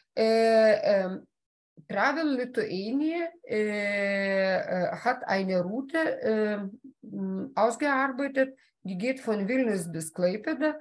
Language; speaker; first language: German; non-native, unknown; Lithuanian